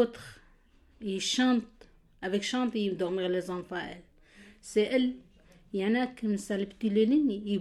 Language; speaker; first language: French; non-native, learner; Kurdish